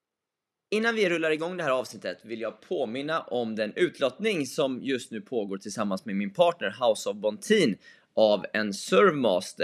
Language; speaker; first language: Swedish; native; Swedish